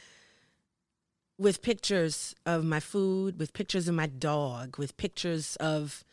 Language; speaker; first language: English; native; English